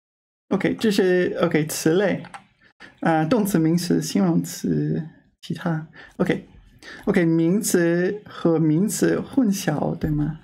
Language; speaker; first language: Chinese; non-native, fluent; English